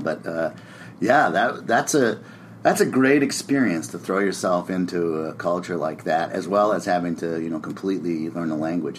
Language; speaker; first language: English; native; English